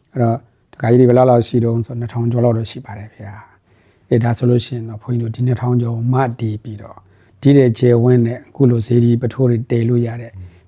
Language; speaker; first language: Burmese; native; Burmese